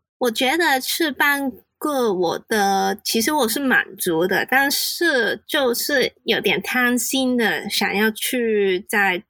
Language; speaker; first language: Chinese; non-native, local second language; Cantonese